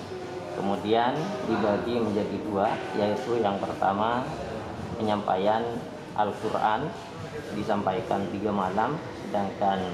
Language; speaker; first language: Indonesian; native; Indonesian